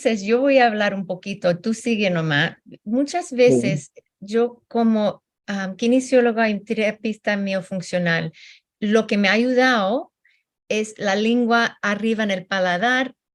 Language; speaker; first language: Spanish; early bilingual, heritage; Spanish